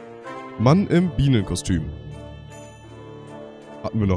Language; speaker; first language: German; native; German